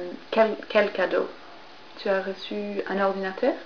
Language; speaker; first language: French; non-native, fluent; English